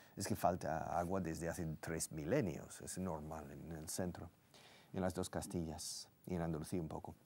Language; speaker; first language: Spanish; non-native, fluent; English